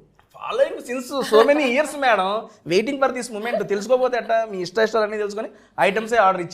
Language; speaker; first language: Telugu; native; Telugu